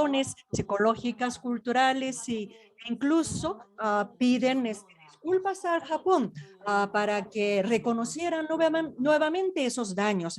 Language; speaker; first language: Spanish; non-native, fluent; Japanese